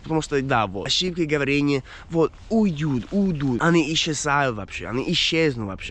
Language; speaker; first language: Russian; non-native, fluent; English